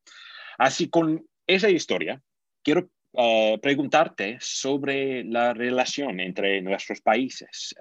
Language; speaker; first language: Spanish; non-native, fluent; English